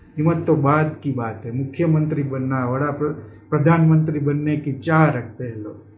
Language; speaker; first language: Hindi; non-native, local second language; Gujarati